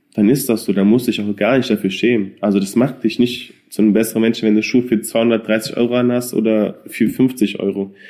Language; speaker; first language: German; native; German